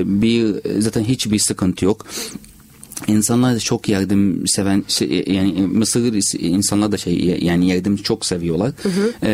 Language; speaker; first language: Turkish; non-native, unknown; Arabic